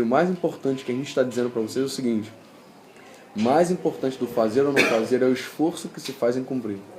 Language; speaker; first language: Portuguese; native; Portuguese